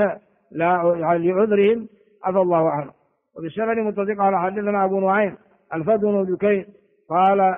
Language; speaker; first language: Arabic; non-native, fluent; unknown